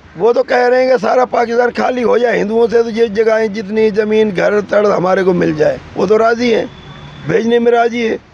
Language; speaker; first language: Urdu; non-native, local second language; Sindhi